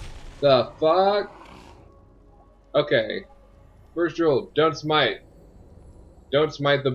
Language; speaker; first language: English; native; English